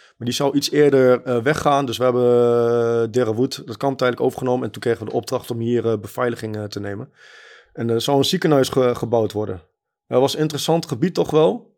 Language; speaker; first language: Dutch; early bilingual, other home language; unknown